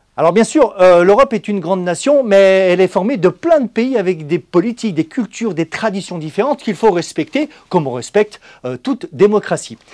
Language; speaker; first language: French; native; French